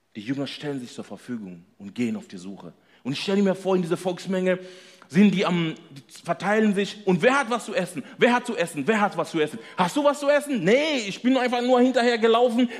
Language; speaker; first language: German; non-native, fluent; Swahili